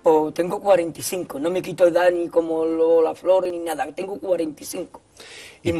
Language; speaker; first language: Spanish; native; Spanish